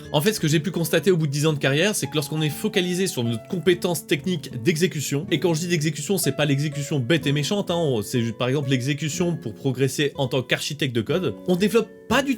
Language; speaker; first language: French; native; French